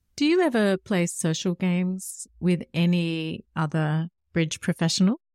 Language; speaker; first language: English; native; English